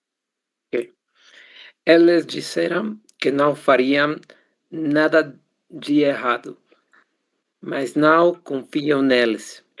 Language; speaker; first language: Portuguese; non-native, learner; Spanish